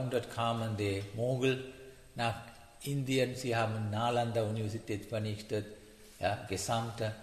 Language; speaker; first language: German; non-native, learner; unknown